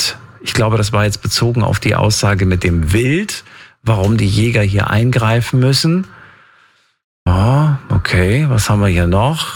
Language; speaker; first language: German; native; German